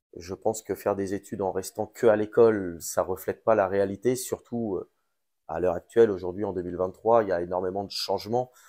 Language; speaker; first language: French; native; French